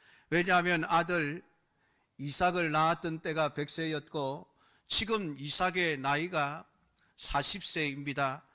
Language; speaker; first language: Korean; native; Korean